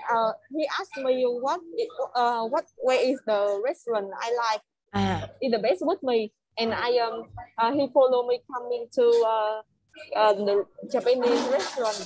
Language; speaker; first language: English; non-native, learner; Vietnamese